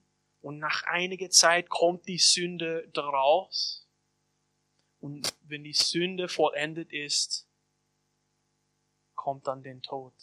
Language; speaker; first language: German; non-native, fluent; English